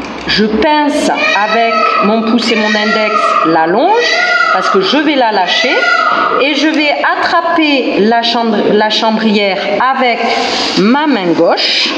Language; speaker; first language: French; native; French